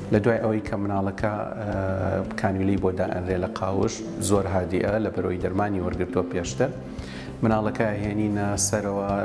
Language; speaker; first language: Central Kurdish; native; Central Kurdish